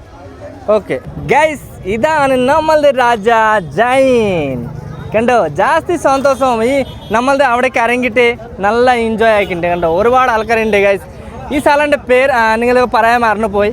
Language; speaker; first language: Malayalam; non-native, learner; Bangla